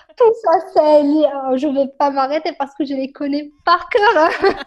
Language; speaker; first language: French; non-native, local second language; Arabic